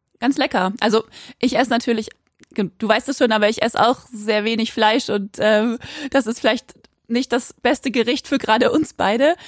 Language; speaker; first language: German; native; German